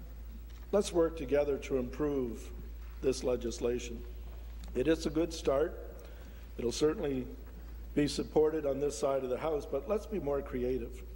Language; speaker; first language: English; native; English